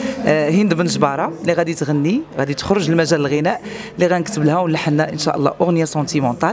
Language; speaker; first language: Arabic; native; Arabic